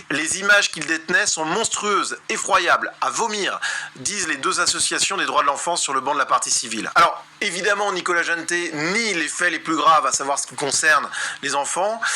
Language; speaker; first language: French; native; French